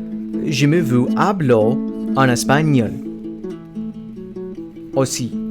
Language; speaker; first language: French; non-native, learner; English